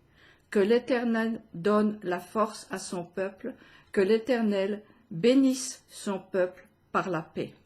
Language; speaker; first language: French; native; French